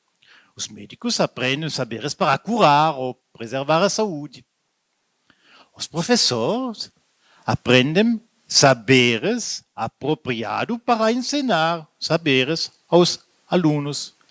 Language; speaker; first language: Portuguese; non-native, learner; French